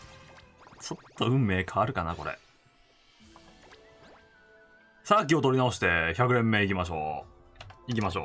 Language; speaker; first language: Japanese; native; Japanese